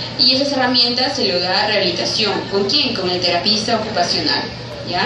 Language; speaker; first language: Spanish; native; Spanish